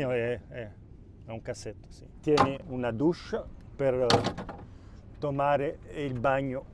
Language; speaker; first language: Italian; non-native, local second language; Spanish